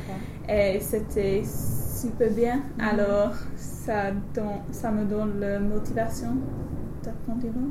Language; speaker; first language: French; non-native, learner; English